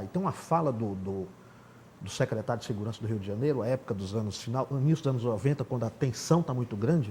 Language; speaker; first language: Portuguese; native; Portuguese